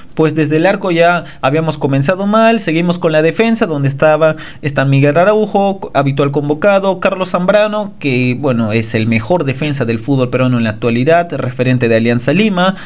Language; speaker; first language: Spanish; native; Spanish